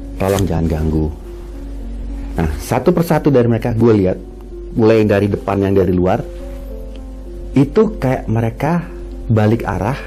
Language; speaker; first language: Indonesian; native; Indonesian